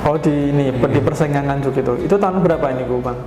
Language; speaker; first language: Indonesian; native; Indonesian